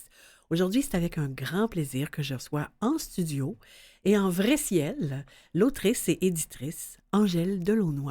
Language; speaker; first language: French; native; French